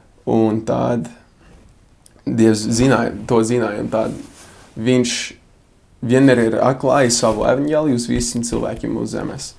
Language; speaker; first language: Latvian; non-native, fluent; English